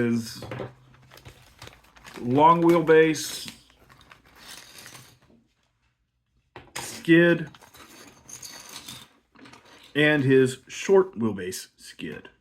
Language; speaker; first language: English; native; English